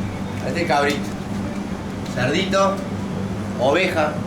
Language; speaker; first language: Spanish; native; Spanish